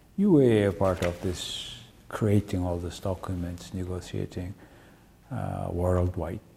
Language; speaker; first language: English; non-native, fluent; Mongolian